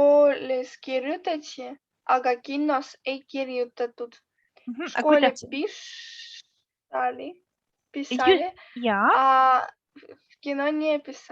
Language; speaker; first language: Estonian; non-native, learner; Russian